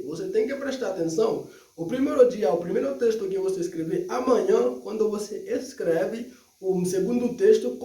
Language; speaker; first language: Portuguese; non-native, fluent; Haitian Creole